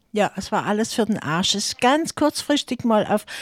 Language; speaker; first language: German; native; German